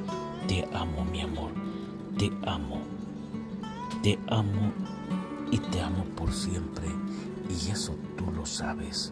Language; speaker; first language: Spanish; native; Spanish